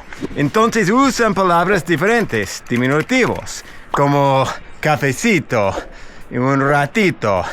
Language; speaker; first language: Spanish; non-native, fluent; English